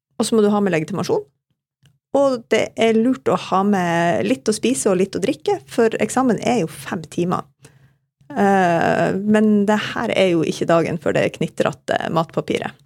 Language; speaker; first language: Norwegian; native; Norwegian